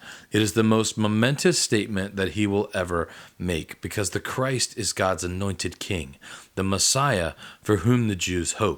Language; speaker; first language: English; native; English